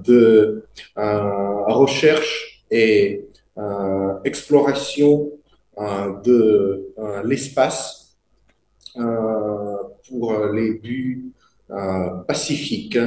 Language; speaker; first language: French; non-native, fluent; Russian